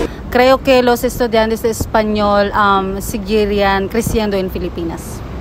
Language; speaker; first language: Spanish; non-native, learner; Filipino